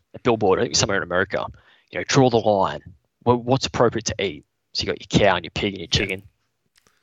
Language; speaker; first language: English; native; English